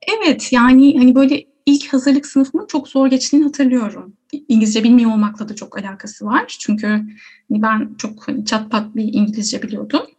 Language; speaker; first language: Turkish; native; Turkish